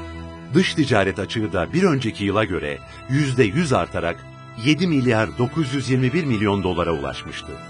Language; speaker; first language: Turkish; native; Turkish